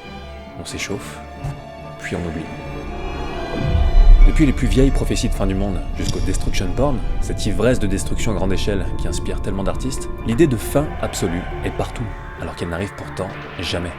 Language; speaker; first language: French; native; French